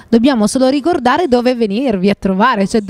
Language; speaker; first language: Italian; native; Italian